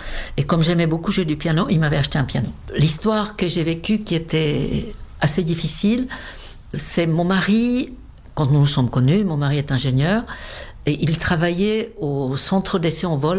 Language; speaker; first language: French; non-native, fluent; Czech